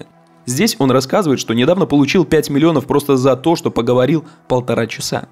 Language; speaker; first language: Russian; native; Russian